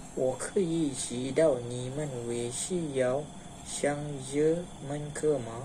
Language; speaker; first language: Chinese; non-native, learner; Malay